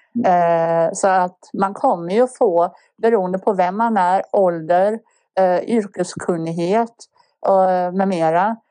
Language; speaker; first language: Swedish; non-native, fluent; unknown